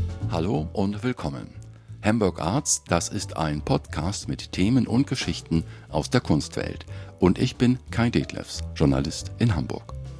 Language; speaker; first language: German; native; German